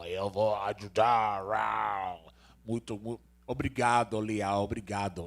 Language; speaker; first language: Portuguese; non-native, learner; Spanish